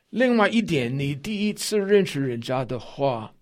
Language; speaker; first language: Chinese; non-native, fluent; English